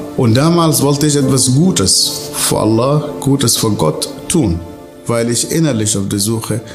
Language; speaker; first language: German; non-native, fluent; Arabic